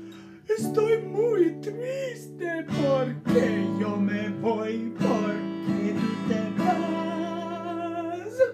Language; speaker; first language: Spanish; non-native, fluent; English